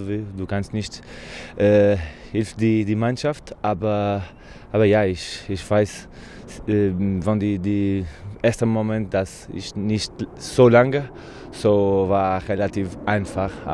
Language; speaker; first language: German; non-native, learner; Portuguese